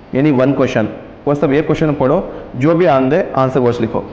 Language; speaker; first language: Hindi; non-native, local second language; Kannada